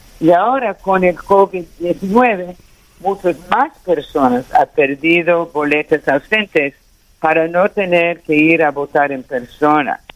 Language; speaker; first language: Spanish; early bilingual, heritage; Spanish